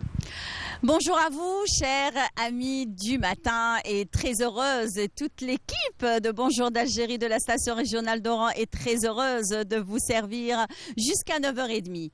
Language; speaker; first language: French; non-native, local second language; Arabic